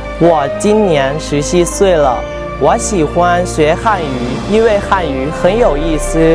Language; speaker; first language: Chinese; non-native, learner; Thai